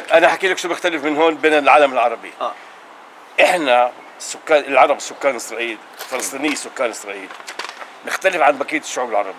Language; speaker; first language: Arabic; native; Arabic